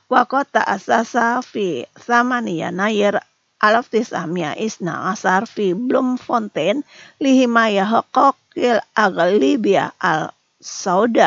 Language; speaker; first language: Arabic; non-native, fluent; Indonesian